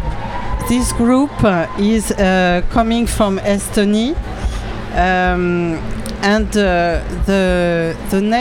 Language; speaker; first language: English; non-native, learner; French